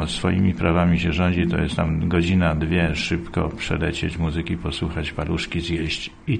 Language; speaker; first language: Polish; native; Polish